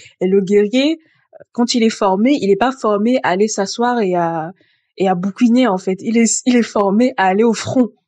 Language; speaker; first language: French; early bilingual, other home language; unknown